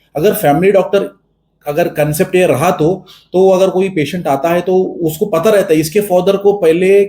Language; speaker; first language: Hindi; non-native, local second language; Marathi